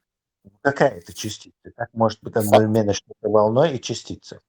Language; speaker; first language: Russian; non-native, local second language; Chechen